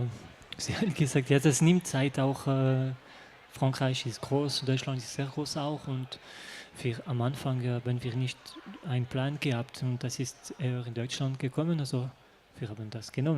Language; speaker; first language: German; non-native, local second language; French